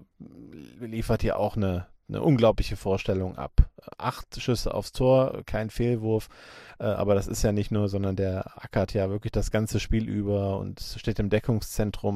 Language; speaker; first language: German; native; German